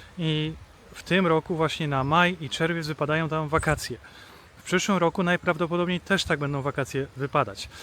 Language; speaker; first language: Polish; native; Polish